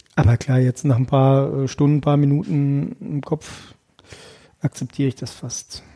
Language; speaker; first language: German; early bilingual, other home language; Russian